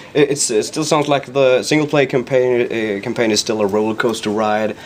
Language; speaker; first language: English; non-native, fluent; Swedish